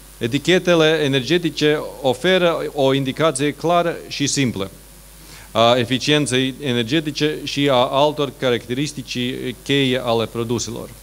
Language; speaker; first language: Romanian; non-native, fluent; Latvian